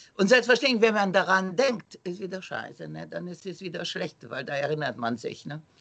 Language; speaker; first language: German; non-native, fluent; Romanian